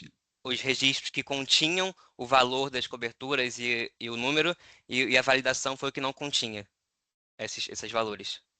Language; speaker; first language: Portuguese; native; Portuguese